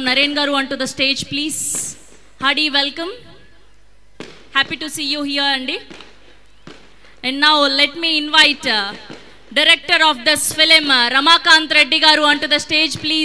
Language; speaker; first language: Telugu; native; Telugu